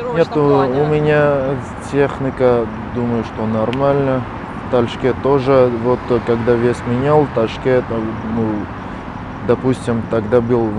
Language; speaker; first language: Russian; non-native, fluent; Armenian